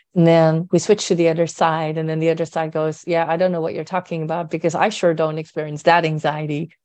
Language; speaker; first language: English; non-native, fluent; Dutch